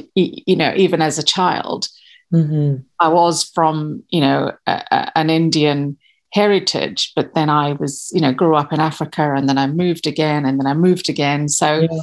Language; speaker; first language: English; non-native, local second language; Kachhi